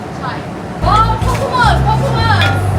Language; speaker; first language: English; non-native, learner; Korean